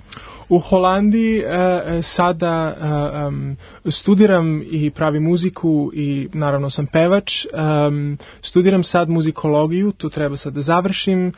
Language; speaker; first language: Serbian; early bilingual, heritage; Serbian